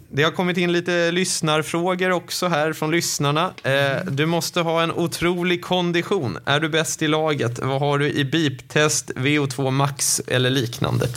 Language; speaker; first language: Swedish; native; Swedish